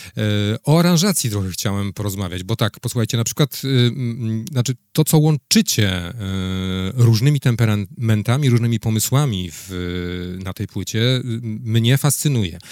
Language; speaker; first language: Polish; native; Polish